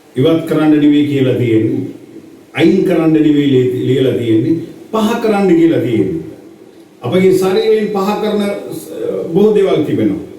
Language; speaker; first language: Sinhala; native; Sinhala